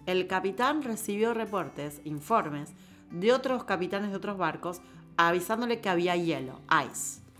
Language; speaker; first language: Spanish; native; Spanish